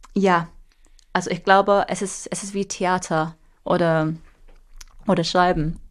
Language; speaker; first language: German; non-native, fluent; English